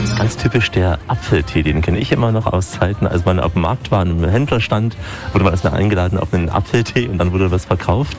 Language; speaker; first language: German; native; German